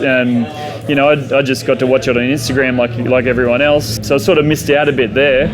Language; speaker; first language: English; native; English